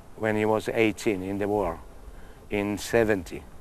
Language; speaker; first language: English; non-native, fluent; Hebrew